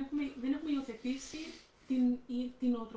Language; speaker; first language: Greek; native; Greek